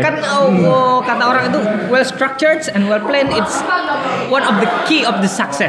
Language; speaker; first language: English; non-native, learner; Indonesian